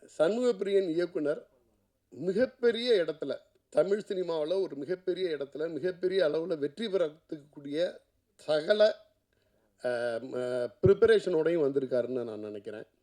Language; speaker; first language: Tamil; native; Tamil